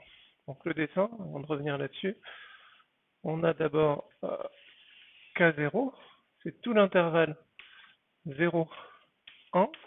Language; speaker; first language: French; native; French